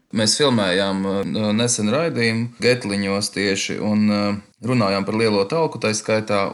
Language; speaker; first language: Latvian; native; Latvian